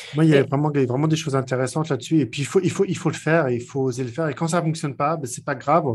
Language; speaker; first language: French; native; French